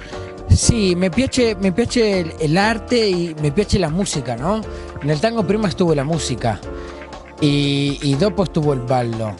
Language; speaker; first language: Italian; non-native, learner; Spanish